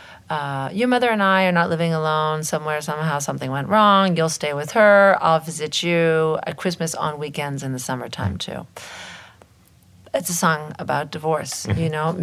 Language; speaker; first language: English; early bilingual, other home language; French